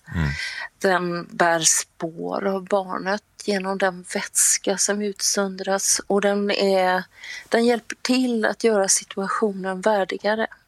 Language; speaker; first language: Swedish; native; Swedish